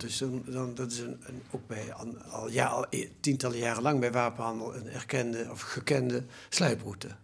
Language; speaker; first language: Dutch; native; Dutch